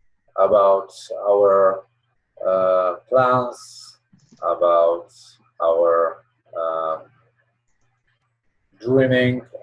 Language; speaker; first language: English; non-native, learner; Polish